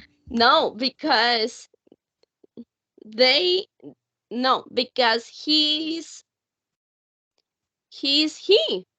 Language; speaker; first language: English; non-native, learner; Spanish